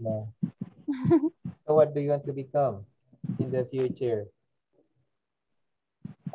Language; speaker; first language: English; non-native, fluent; Indonesian